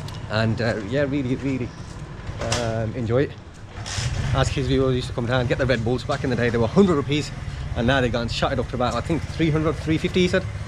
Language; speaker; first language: English; early bilingual, other home language; Punjabi